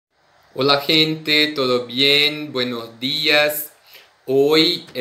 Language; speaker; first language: Spanish; non-native, fluent; Portuguese